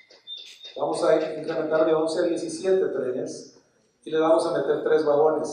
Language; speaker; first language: Spanish; native; Spanish